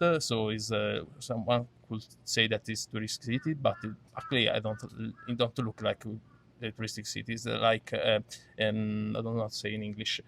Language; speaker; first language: English; non-native, learner; Italian